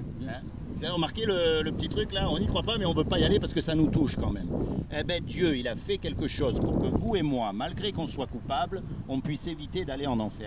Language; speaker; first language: French; native; French